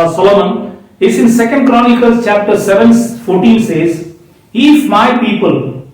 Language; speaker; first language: English; non-native, local second language; Hindi